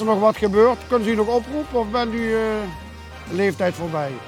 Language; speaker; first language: Dutch; native; Dutch